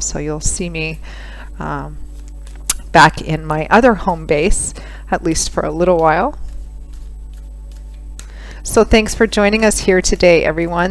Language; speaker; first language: English; native; English